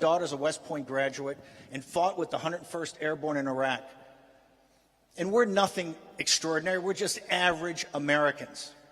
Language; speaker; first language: English; native; English